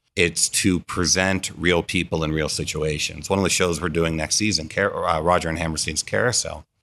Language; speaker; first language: English; native; English